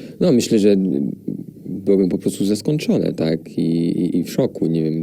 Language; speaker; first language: Polish; non-native, fluent; French